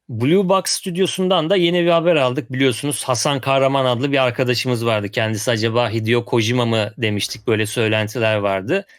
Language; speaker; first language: Turkish; native; Turkish